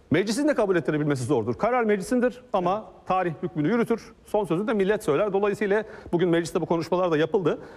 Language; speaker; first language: Turkish; native; Turkish